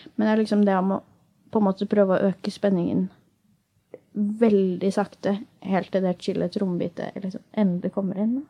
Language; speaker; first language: Norwegian; native; Norwegian